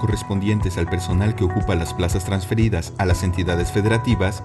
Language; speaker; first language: Spanish; native; Spanish